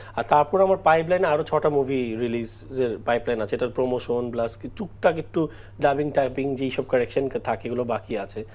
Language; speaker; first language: Bangla; native; Bangla